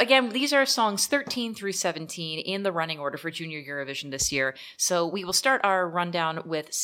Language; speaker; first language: English; native; English